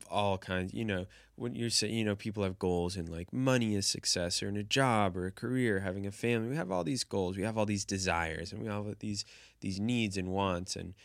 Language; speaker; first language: English; native; English